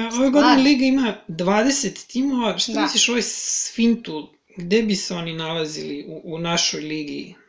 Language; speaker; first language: Serbian; native; Serbian